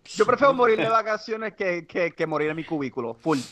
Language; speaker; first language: Spanish; non-native, local second language; English